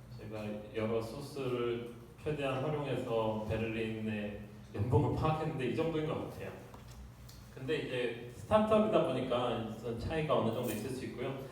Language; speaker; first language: Korean; native; Korean